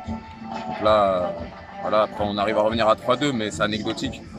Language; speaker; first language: French; native; French